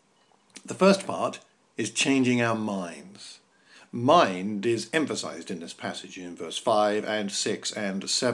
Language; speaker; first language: English; native; English